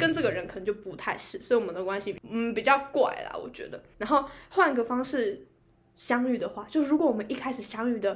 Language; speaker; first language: Chinese; native; Chinese